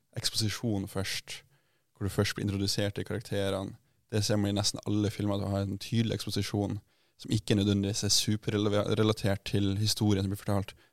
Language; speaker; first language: Norwegian; native; Norwegian